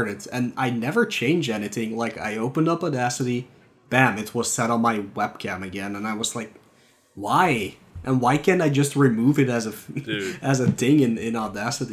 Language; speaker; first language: English; non-native, fluent; Dutch